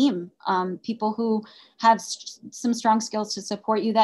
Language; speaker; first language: English; native; English